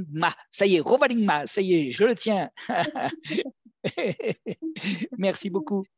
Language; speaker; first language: French; native; French